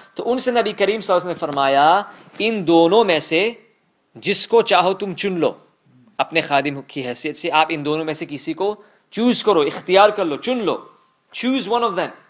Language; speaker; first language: Urdu; early bilingual, other home language; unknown